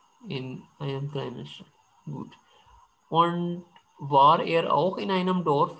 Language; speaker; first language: German; non-native, fluent; Urdu